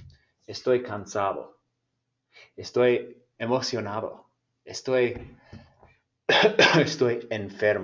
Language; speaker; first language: Spanish; non-native, fluent; English